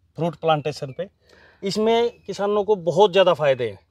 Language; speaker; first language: Hindi; native; Hindi